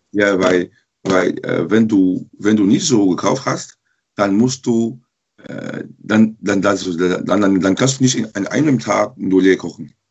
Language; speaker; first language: German; non-native, learner; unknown